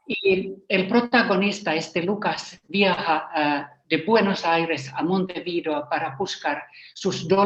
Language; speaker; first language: Spanish; non-native, fluent; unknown